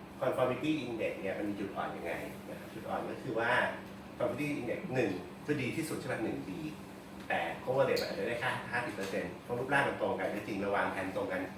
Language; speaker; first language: Thai; native; Thai